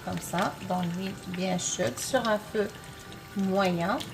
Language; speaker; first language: French; non-native, local second language; Arabic